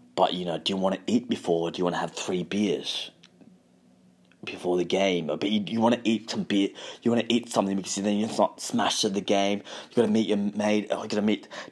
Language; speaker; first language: English; native; English